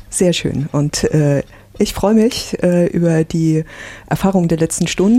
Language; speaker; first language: German; native; German